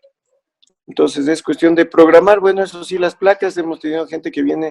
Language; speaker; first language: Spanish; native; Spanish